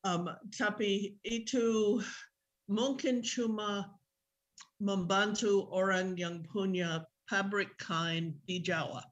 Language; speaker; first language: Indonesian; non-native, fluent; English